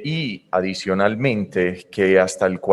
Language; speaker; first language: Spanish; native; Spanish